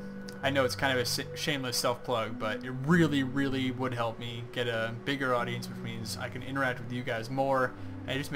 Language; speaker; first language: English; native; English